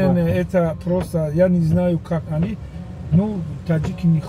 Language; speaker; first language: Russian; non-native, local second language; Tajik